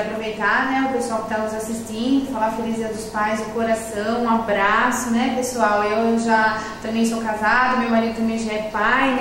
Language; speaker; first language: Portuguese; native; Portuguese